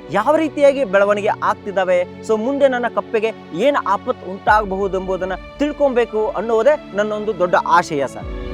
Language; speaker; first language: Kannada; native; Kannada